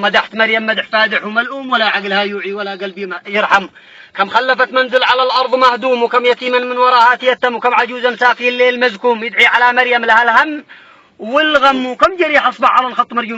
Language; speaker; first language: Arabic; native; Arabic